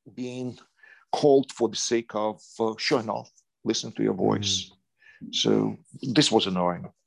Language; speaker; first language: English; non-native, fluent; Ukrainian